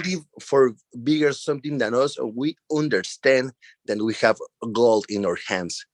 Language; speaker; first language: English; non-native, learner; Spanish